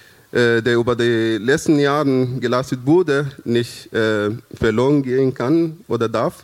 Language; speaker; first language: German; non-native, fluent; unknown